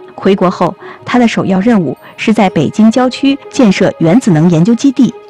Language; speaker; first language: Chinese; native; Chinese